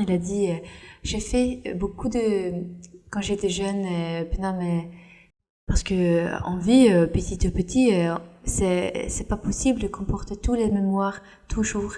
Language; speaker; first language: French; non-native, fluent; Norwegian